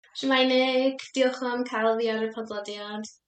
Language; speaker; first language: Welsh; non-native, learner; English